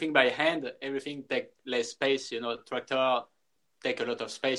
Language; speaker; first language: English; non-native, fluent; French